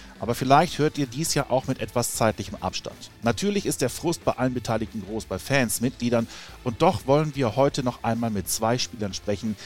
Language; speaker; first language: German; native; German